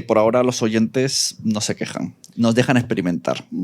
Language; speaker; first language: Spanish; native; Spanish